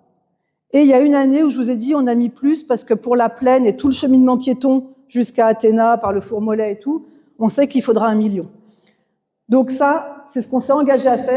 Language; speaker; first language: French; native; French